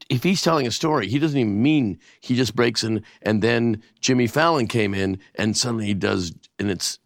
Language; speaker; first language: English; native; English